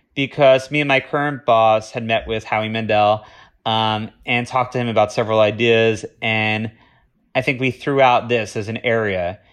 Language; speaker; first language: English; native; English